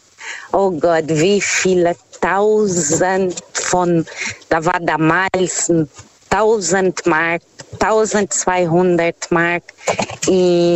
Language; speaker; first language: German; non-native, fluent; Portuguese